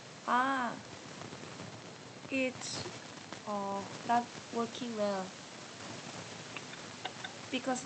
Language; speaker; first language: English; non-native, learner; Korean